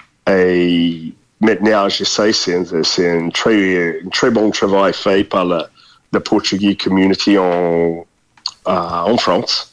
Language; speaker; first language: French; non-native, fluent; English